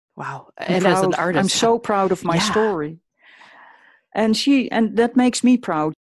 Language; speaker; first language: English; non-native, fluent; Dutch